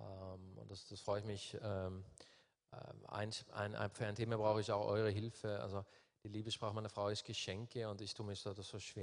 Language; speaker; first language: German; non-native, fluent; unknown